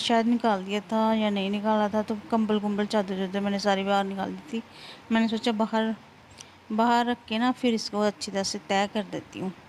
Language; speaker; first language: Hindi; non-native, local second language; Punjabi